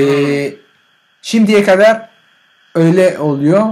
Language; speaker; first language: Turkish; non-native, fluent; French